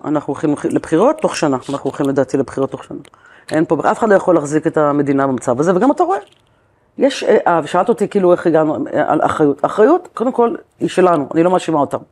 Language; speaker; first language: Hebrew; native; Hebrew